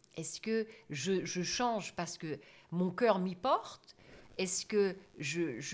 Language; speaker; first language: French; non-native, fluent; German